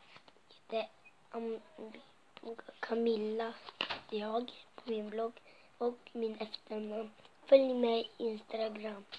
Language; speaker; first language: Swedish; non-native, local second language; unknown